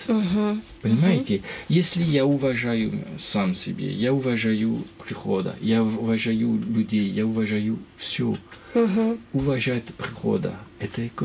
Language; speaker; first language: Russian; non-native, learner; French